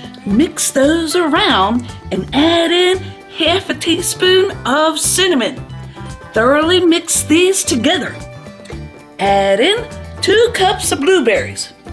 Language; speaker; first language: English; native; English